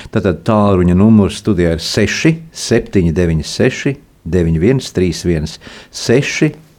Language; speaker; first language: Latvian; native; Latvian